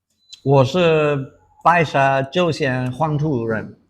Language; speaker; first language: Chinese; non-native, fluent; English